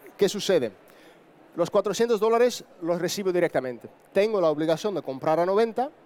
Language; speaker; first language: Spanish; non-native, fluent; Dutch